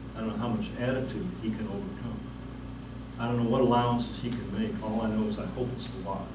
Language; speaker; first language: English; native; English